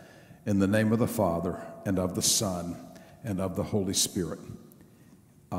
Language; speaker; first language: English; native; English